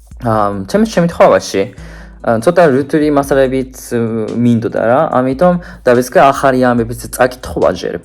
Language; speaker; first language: Georgian; non-native, fluent; Japanese